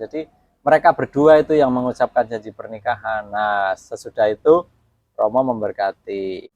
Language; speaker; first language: Indonesian; native; Indonesian